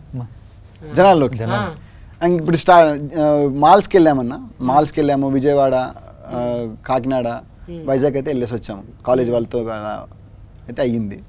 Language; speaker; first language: Telugu; native; Telugu